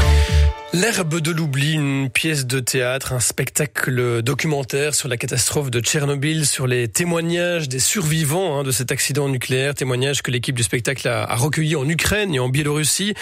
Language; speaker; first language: French; native; French